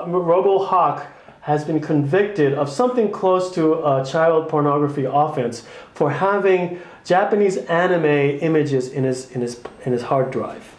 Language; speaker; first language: English; native; English